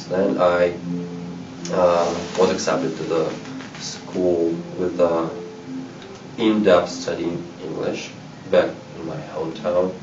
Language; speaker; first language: English; non-native, fluent; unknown